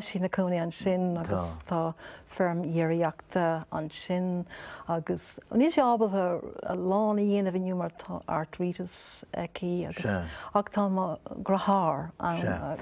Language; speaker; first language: Irish; non-native, local second language; English